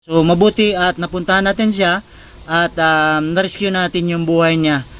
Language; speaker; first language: Filipino; non-native, local second language; Cebuano